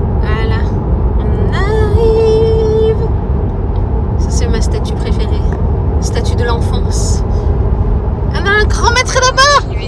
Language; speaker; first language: French; native; French